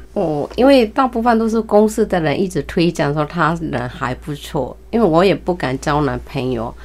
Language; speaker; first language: Chinese; early bilingual, heritage; Chinese